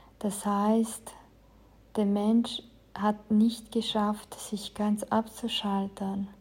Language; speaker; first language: German; non-native, fluent; Romanian